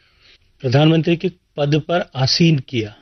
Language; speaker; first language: Hindi; native; Hindi